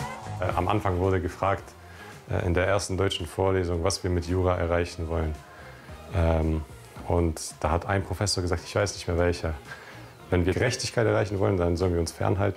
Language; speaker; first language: German; early bilingual, other home language; Polish